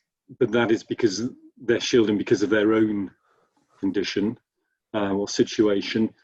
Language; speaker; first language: English; native; English